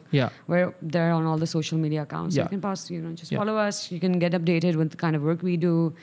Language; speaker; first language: English; non-native, local second language; Sindhi